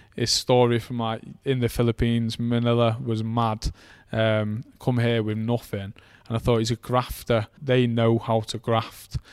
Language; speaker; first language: English; native; English